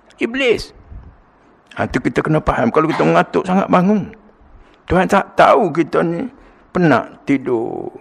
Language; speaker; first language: Malay; native; Malay